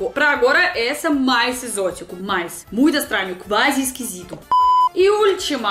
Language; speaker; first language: Portuguese; non-native, learner; Russian